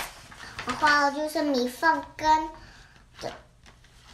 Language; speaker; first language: Chinese; early bilingual, heritage; English